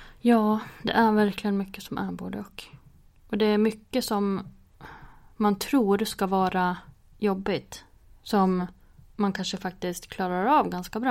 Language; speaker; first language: Swedish; native; Swedish